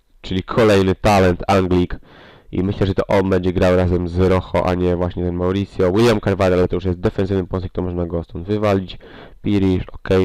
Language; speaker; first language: Polish; native; Polish